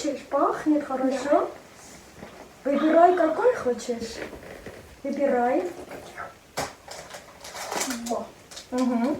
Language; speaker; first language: Russian; non-native, learner; Armenian